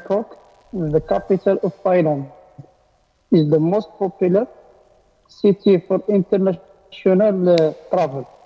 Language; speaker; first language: English; non-native, learner; Arabic